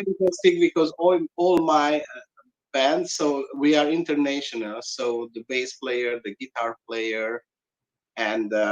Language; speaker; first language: English; non-native, learner; Hungarian